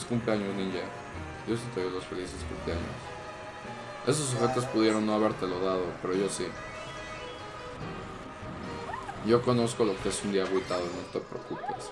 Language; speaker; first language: Spanish; native; Spanish